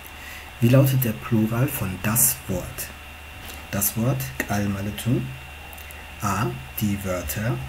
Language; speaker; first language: German; non-native, fluent; Tigrinya